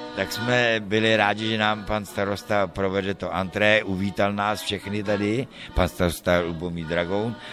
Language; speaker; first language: Czech; native; Czech